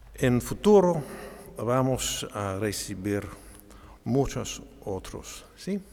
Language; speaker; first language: Spanish; non-native, learner; English